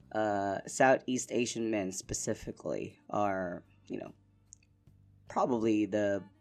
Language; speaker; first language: English; non-native, local second language; Filipino